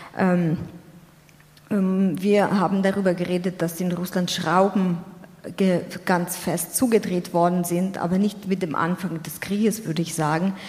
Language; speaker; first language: German; non-native, fluent; Ukrainian